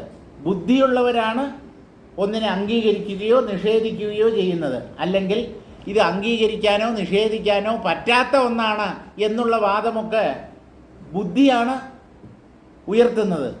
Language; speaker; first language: Malayalam; native; Malayalam